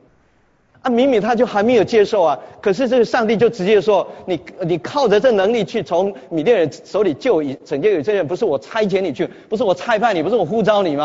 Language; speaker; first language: Chinese; native; Chinese